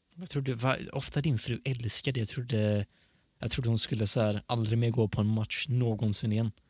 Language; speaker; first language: Swedish; early bilingual, other home language; Persian